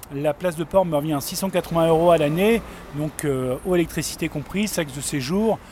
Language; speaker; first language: French; native; French